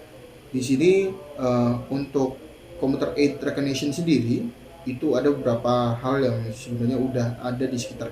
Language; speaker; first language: Indonesian; native; Indonesian